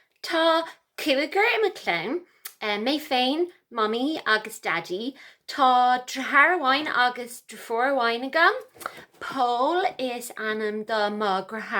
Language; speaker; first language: Irish; non-native, local second language; English